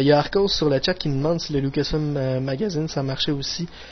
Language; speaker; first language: French; native; French